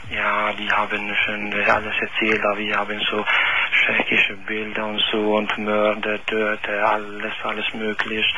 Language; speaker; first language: German; non-native, learner; Albanian